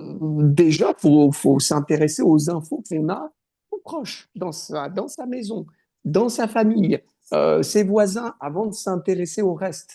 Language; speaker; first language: French; native; French